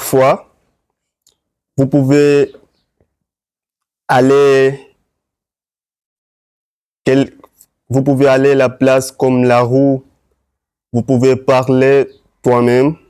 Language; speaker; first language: French; non-native, learner; Swahili